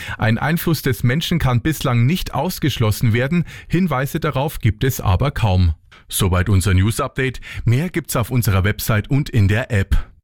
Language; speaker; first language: German; native; German